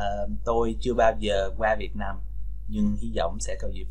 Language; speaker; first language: Vietnamese; non-native, fluent; English